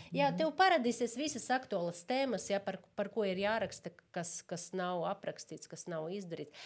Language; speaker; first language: Latvian; non-native, local second language; Russian